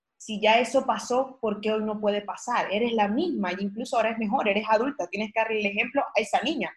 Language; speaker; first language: Spanish; native; Spanish